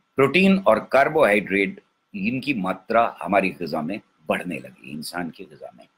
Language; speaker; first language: Hindi; native; Hindi